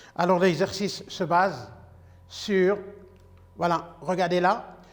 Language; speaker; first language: French; non-native, local second language; Arabic